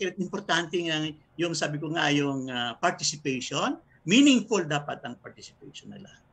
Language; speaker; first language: Filipino; native; Filipino